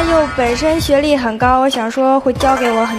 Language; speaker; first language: Chinese; native; Chinese